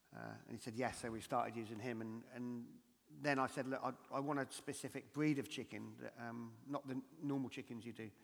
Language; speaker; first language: English; native; English